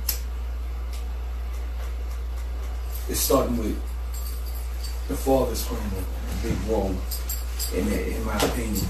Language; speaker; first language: English; native; English